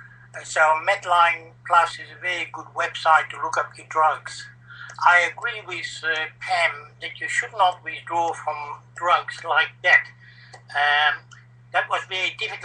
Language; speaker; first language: English; non-native, fluent; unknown